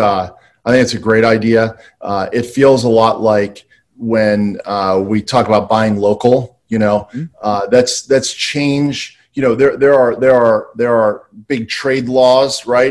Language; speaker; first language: English; native; English